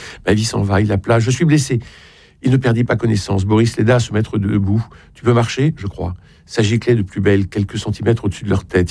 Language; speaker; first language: French; native; French